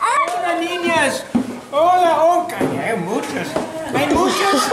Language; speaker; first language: Spanish; non-native, learner; English